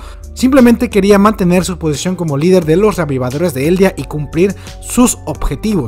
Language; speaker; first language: Spanish; native; Spanish